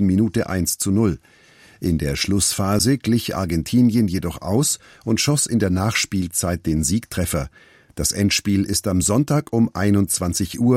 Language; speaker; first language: German; native; German